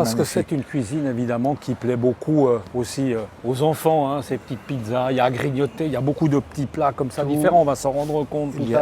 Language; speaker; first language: French; native; French